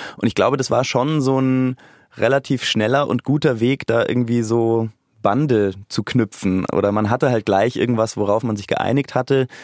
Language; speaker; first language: German; native; German